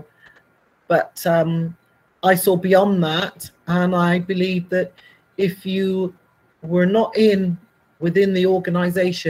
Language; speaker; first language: English; native; English